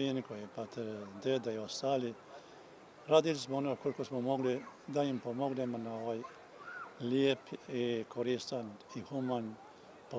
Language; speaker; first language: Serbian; non-native, local second language; Albanian